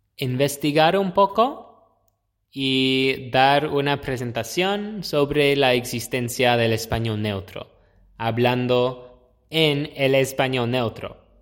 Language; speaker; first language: Spanish; non-native, fluent; English